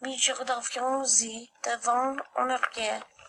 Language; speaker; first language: French; non-native, learner; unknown